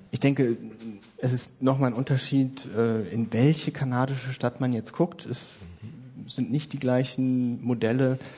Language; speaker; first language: German; native; German